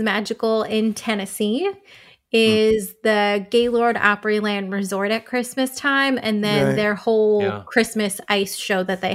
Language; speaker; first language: English; native; English